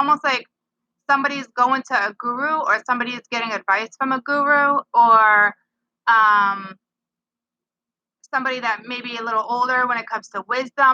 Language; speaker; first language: English; native; English